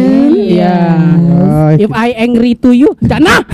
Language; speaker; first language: English; non-native, learner; Indonesian